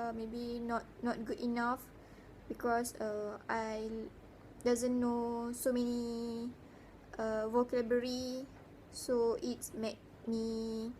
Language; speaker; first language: English; non-native, learner; Malay